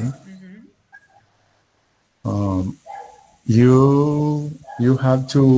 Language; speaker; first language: English; non-native, learner; Spanish